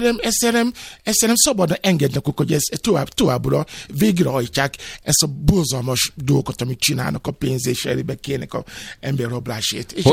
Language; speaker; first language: Hungarian; non-native, fluent; Yoruba